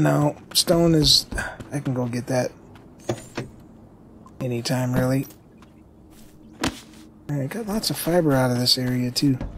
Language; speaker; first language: English; native; English